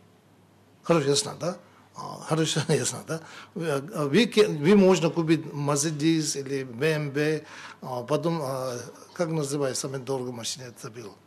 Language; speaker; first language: Russian; non-native, learner; Tibetan